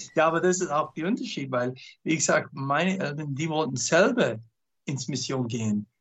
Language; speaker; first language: German; non-native, fluent; English